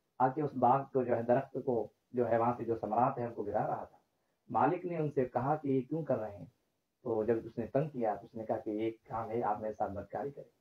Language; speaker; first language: Urdu; non-native, local second language; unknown